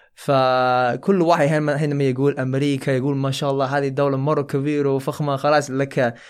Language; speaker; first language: Arabic; non-native, fluent; Chinese